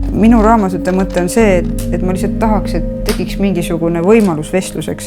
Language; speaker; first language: Estonian; native; Estonian